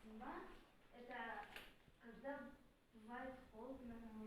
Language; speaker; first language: Russian; non-native, learner; Kazakh